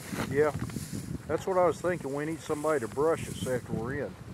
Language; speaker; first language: English; native; English